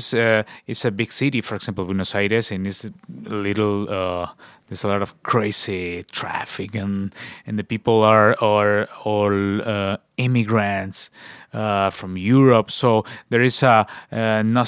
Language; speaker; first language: English; non-native, fluent; Spanish